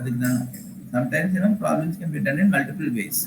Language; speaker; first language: English; non-native, local second language; Tamil